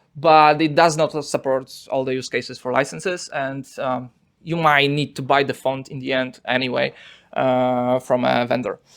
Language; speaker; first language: English; non-native, fluent; Polish